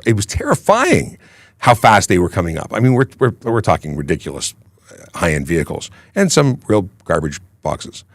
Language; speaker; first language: English; native; English